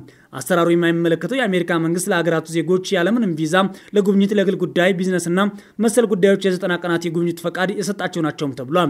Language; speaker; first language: Amharic; native; Amharic